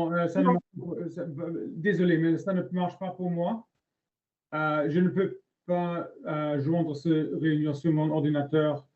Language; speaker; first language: French; non-native, learner; English